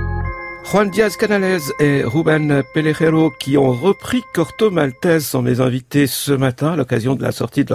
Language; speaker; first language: French; native; French